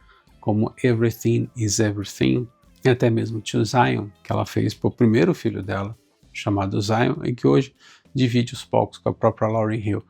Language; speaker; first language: Portuguese; native; Portuguese